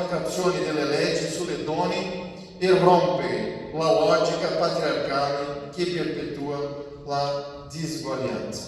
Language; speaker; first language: Italian; non-native, fluent; Portuguese